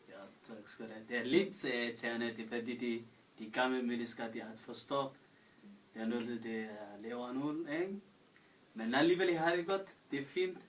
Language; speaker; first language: Danish; non-native, learner; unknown